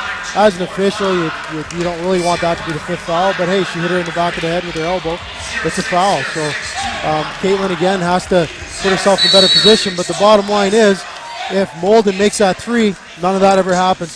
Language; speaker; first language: English; native; English